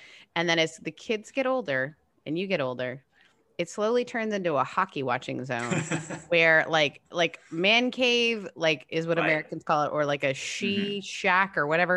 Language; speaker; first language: English; native; English